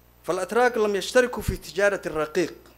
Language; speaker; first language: Arabic; non-native, local second language; Somali